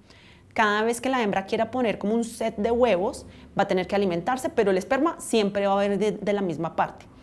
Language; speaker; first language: Spanish; native; Spanish